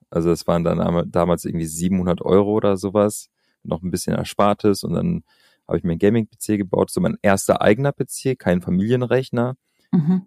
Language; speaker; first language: German; early bilingual, other home language; Albanian